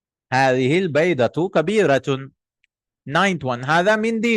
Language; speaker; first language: Arabic; non-native, fluent; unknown